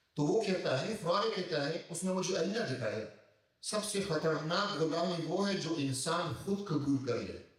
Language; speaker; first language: Urdu; native; Urdu